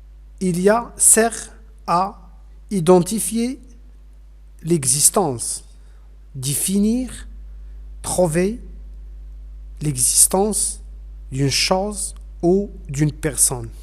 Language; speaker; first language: French; non-native, fluent; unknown